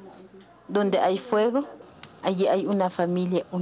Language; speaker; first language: Spanish; non-native, local second language; Kʼicheʼ